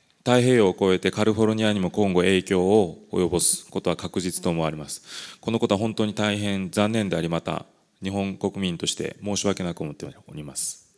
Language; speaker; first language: Japanese; native; Japanese